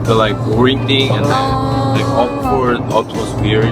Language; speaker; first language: English; non-native, learner; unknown